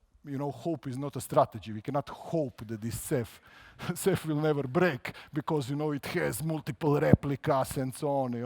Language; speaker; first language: English; non-native, fluent; Croatian